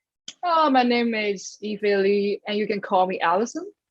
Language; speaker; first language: English; non-native, learner; Chinese